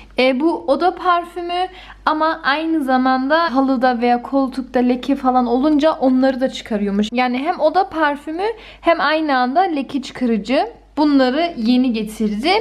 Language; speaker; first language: Turkish; early bilingual, heritage; Turkish